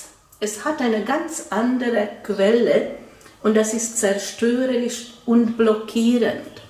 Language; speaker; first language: German; non-native, fluent; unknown